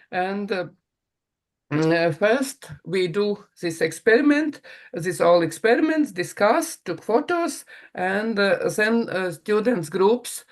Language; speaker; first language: English; non-native, learner; Latvian